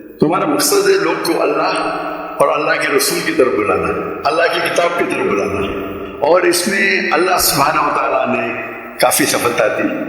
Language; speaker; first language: Urdu; non-native, local second language; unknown